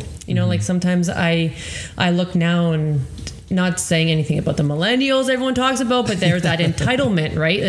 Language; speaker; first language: English; non-native, fluent; Croatian